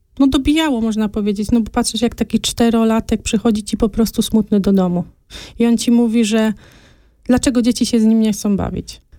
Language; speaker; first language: Polish; native; Polish